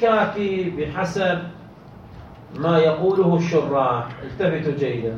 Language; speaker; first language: Arabic; native; Arabic